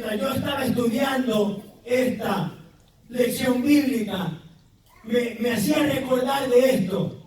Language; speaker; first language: Spanish; native; Spanish